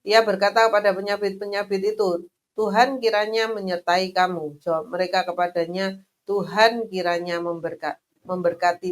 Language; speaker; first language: Indonesian; native; Indonesian